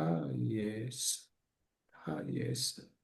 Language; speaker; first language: Chinese; non-native, learner; Indonesian